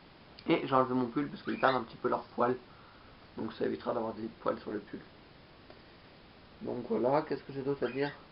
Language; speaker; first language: French; native; French